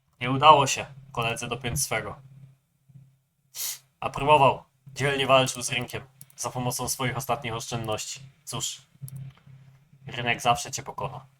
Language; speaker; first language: Polish; native; Polish